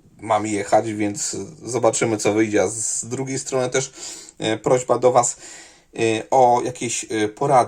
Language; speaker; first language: Polish; native; Polish